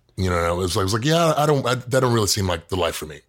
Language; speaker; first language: English; native; English